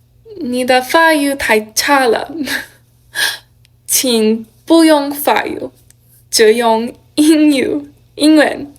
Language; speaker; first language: Chinese; non-native, learner; English